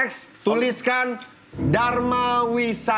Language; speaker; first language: Indonesian; native; Indonesian